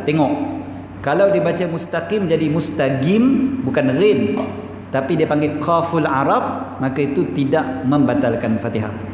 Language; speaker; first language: Malay; native; Malay